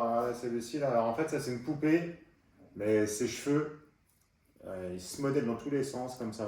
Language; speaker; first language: French; native; French